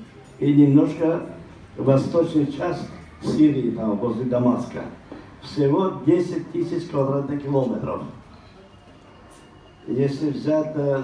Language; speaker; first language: Russian; non-native, local second language; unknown